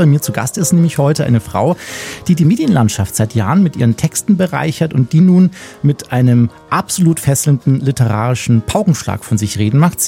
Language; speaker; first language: German; native; German